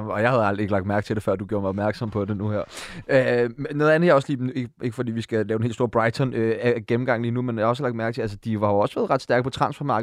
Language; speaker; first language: Danish; native; Danish